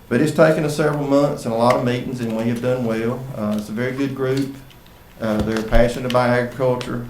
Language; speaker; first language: English; native; English